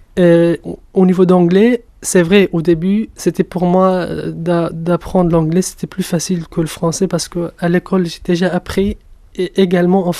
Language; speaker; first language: French; non-native, fluent; Kurdish